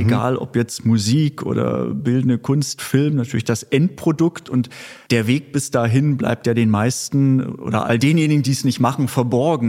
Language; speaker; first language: German; native; German